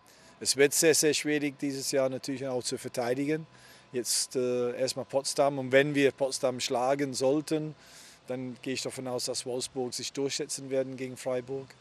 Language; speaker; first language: German; non-native, fluent; English